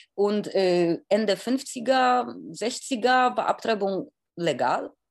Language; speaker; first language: German; non-native, fluent; Polish